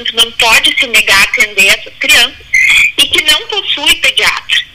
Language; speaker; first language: Portuguese; native; Portuguese